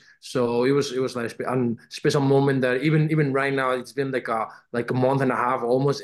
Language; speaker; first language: English; non-native, fluent; Spanish